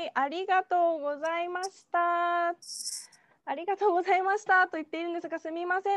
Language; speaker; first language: Japanese; native; Japanese